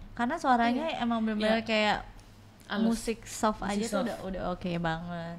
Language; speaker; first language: Indonesian; native; Indonesian